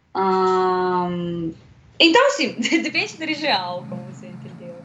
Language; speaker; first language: Portuguese; non-native, fluent; Russian